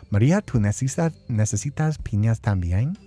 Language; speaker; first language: Spanish; non-native, learner; English